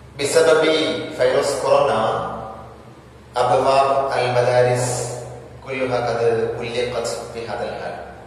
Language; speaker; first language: Arabic; non-native, fluent; Malayalam